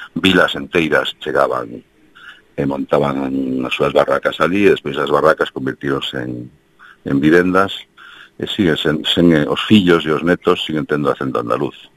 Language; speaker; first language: Galician; early bilingual, heritage; Galician